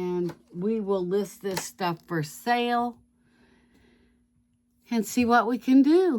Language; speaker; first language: English; native; English